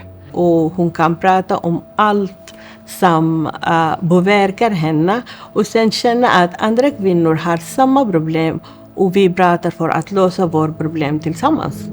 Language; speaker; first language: Swedish; non-native, fluent; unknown